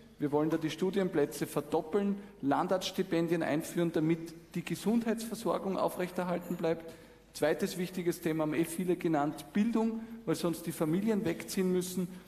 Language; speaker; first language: German; native; German